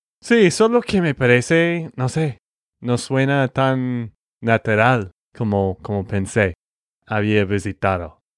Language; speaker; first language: Spanish; non-native, fluent; English